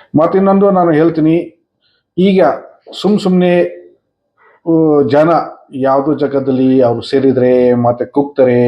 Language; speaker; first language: Kannada; non-native, fluent; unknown